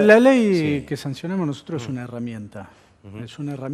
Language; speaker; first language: Spanish; native; Spanish